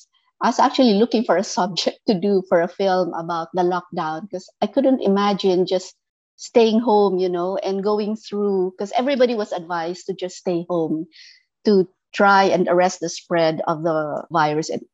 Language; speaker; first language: English; non-native, local second language; Filipino